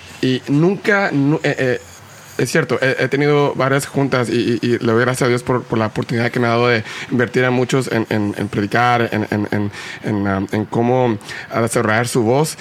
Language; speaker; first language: Spanish; early bilingual, heritage; Spanish